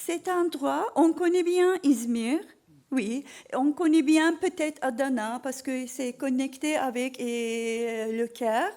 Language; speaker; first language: French; non-native, learner; Turkish